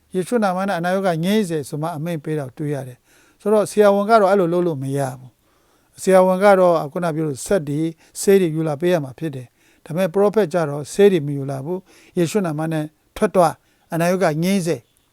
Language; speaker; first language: Burmese; non-native, local second language; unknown